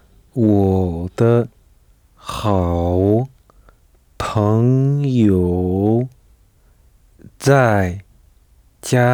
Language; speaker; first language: Chinese; non-native, learner; French